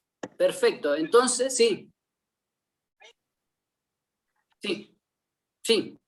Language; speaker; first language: Spanish; native; Spanish